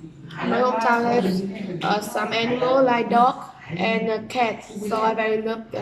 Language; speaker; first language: English; non-native, learner; Vietnamese